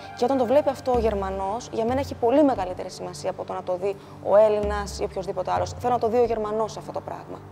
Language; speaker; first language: Greek; native; Greek